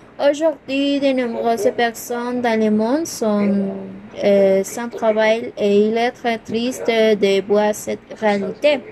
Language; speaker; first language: French; non-native, learner; Spanish